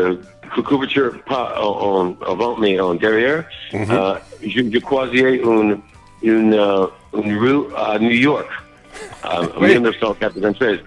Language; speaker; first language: French; non-native, learner; English